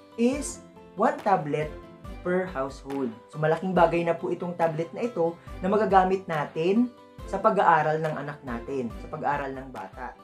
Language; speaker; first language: Filipino; non-native, local second language; Bikol